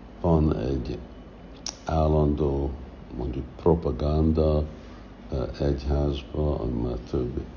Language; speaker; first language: Hungarian; early bilingual, heritage; Hungarian